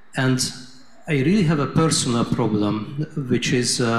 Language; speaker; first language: English; non-native, fluent; Hungarian